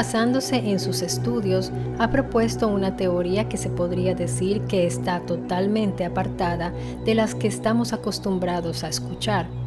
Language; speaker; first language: Spanish; non-native, fluent; Italian